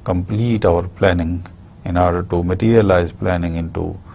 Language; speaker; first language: English; non-native, local second language; Urdu